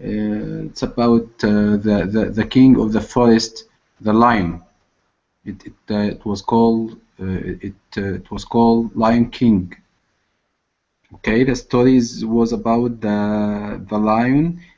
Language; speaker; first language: English; non-native, learner; Arabic